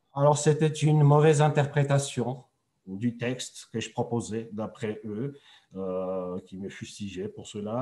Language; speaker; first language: French; non-native, fluent; Georgian